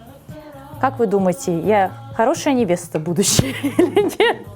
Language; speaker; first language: Russian; native; Russian